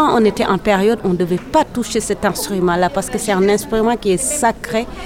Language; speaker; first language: French; non-native, local second language; Serer